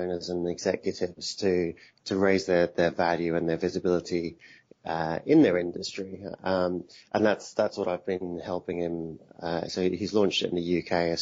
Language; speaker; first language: English; native; English